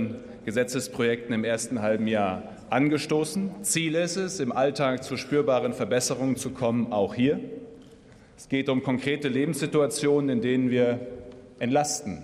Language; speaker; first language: German; native; German